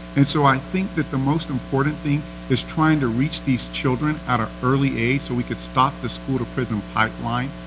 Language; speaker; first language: English; native; English